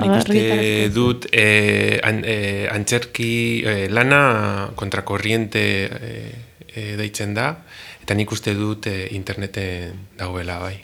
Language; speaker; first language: Basque; non-native, learner; Spanish